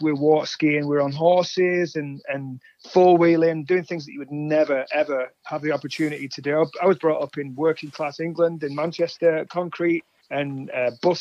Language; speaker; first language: English; native; English